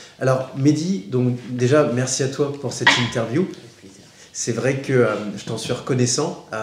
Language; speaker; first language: French; native; French